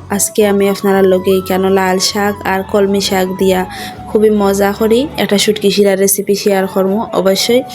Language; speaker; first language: Bangla; non-native, local second language; Sylheti